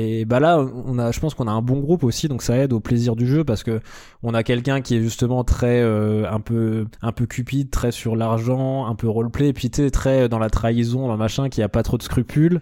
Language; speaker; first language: French; native; French